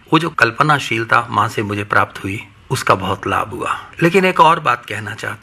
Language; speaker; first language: Hindi; non-native, local second language; Punjabi